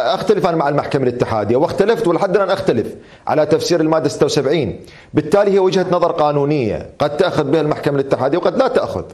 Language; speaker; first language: Arabic; native; Arabic